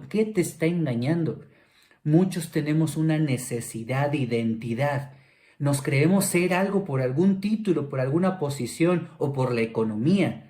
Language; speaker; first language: Spanish; native; Spanish